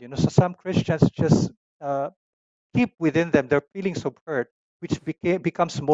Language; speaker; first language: English; non-native, local second language; Filipino